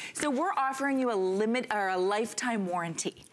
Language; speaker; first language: English; native; English